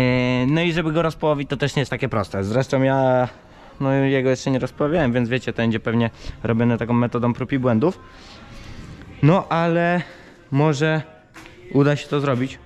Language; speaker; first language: Polish; native; Polish